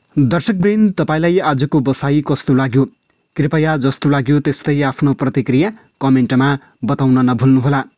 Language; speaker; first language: Nepali; native; Nepali